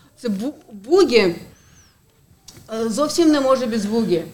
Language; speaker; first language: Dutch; non-native, learner; Ukrainian